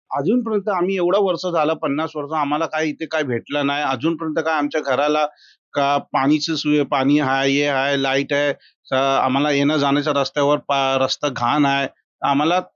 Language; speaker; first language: Marathi; native; Marathi